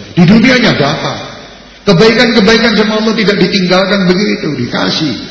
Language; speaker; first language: Indonesian; native; Indonesian